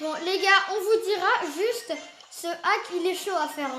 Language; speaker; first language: French; native; French